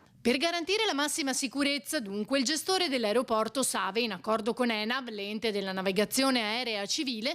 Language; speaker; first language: Italian; native; Italian